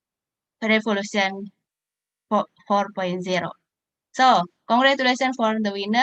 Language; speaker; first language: English; non-native, learner; Indonesian